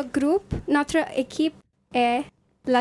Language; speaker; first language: French; non-native, learner; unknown